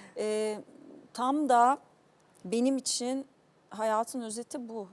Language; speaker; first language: Turkish; native; Turkish